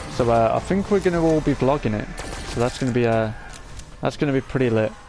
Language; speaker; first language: English; native; English